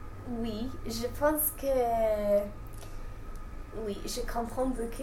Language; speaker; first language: French; non-native, fluent; English